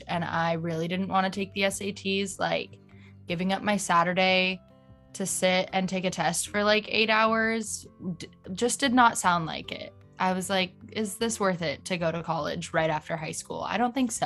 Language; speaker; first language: English; native; English